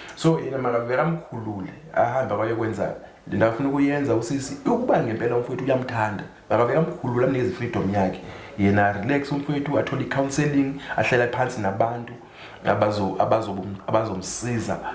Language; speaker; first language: Zulu; non-native, local second language; Xhosa